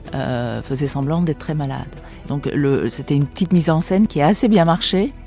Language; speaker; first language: French; non-native, fluent; Persian